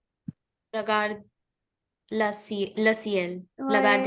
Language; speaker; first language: French; non-native, learner; Hindi